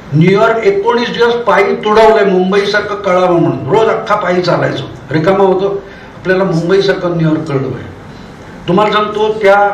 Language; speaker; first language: Marathi; native; Marathi